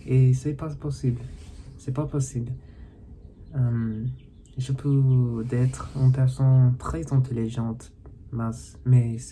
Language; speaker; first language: French; non-native, learner; English